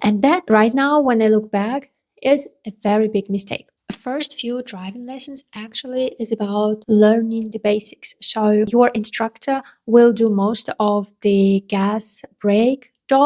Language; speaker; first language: English; non-native, fluent; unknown